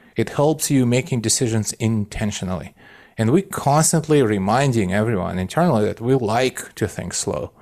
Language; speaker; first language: English; non-native, fluent; Russian